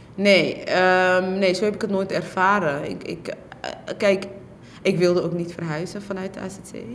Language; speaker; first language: Dutch; early bilingual, other home language; Somali